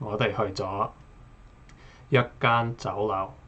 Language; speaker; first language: Cantonese; non-native, learner; English